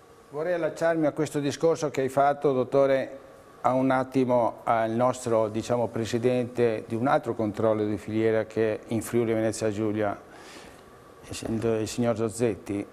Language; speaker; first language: Italian; native; Italian